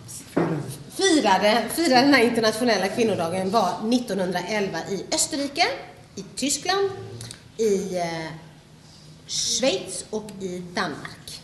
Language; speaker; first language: Swedish; early bilingual, other home language; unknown